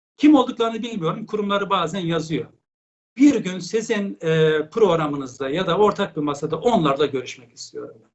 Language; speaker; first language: Turkish; native; Turkish